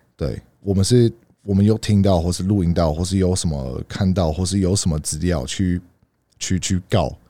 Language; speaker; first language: Chinese; early bilingual, heritage; Chinese